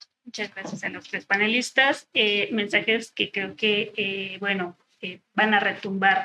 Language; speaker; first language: Spanish; native; Spanish